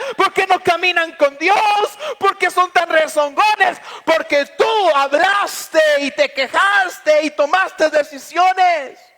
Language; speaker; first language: Spanish; native; Spanish